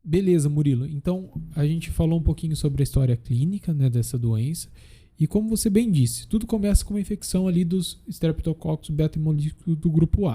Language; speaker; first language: Portuguese; native; Portuguese